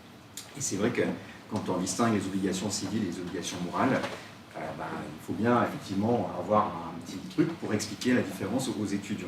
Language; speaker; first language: French; native; French